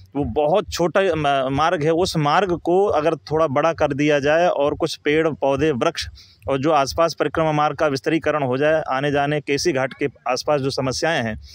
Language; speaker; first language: Hindi; native; Hindi